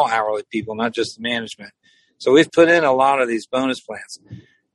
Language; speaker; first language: English; native; English